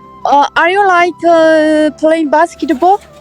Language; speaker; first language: English; non-native, learner; Chinese